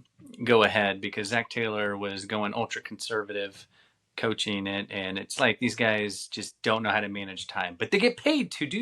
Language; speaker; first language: English; native; English